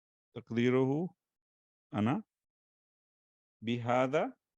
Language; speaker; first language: Arabic; non-native, fluent; Urdu